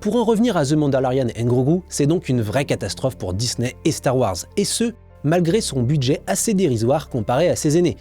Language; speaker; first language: French; native; French